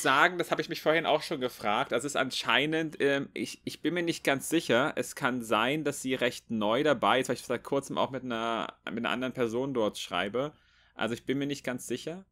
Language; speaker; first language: German; native; German